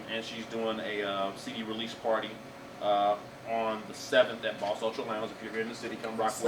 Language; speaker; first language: English; native; English